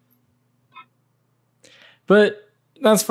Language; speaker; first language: English; native; English